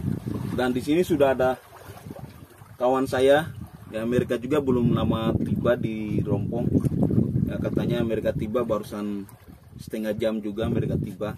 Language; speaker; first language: Indonesian; native; Indonesian